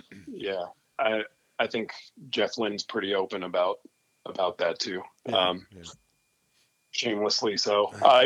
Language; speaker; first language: English; native; English